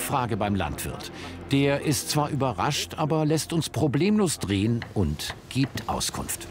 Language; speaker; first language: German; native; German